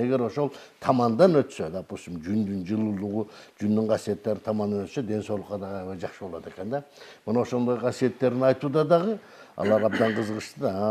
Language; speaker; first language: Kyrgyz; native; Kyrgyz